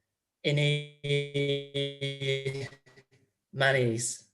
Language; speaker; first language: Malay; non-native, learner; Chinese